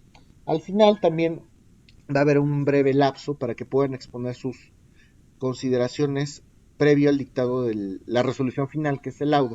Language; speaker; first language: Spanish; native; Spanish